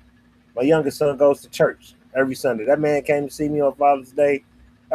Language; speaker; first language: English; native; English